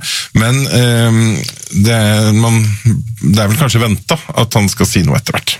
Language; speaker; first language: Norwegian; native; Norwegian